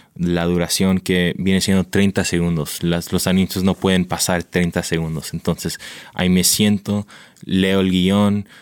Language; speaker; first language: Spanish; early bilingual, heritage; Spanish